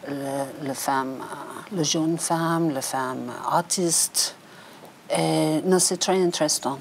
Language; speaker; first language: French; non-native, learner; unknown